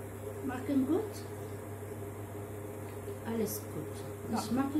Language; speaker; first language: German; non-native, learner; Filipino